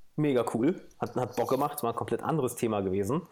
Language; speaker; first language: German; native; German